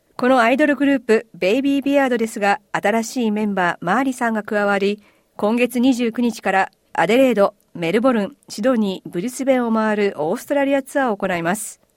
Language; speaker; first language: Japanese; native; Japanese